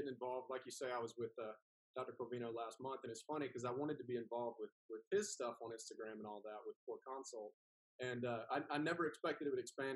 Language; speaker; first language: English; native; English